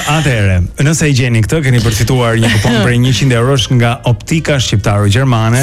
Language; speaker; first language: Albanian; native; Albanian